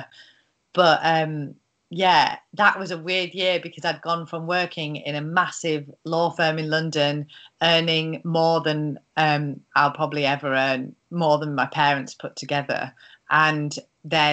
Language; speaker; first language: English; native; English